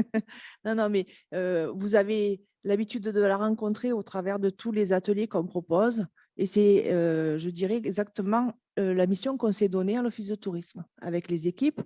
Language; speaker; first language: French; native; French